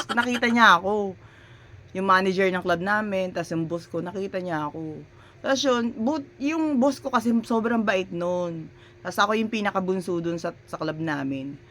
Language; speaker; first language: Filipino; native; Filipino